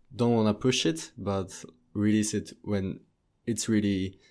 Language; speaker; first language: English; non-native, fluent; Polish